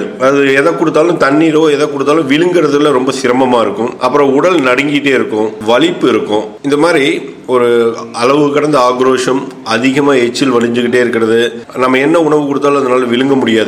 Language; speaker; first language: Tamil; native; Tamil